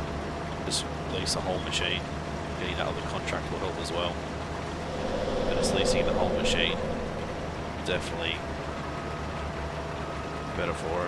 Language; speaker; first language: English; native; English